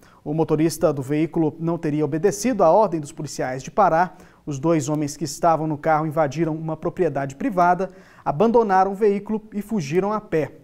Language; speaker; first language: Portuguese; native; Portuguese